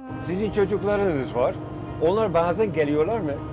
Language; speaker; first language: Turkish; non-native, fluent; Dutch